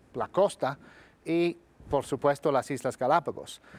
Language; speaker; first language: Spanish; non-native, fluent; English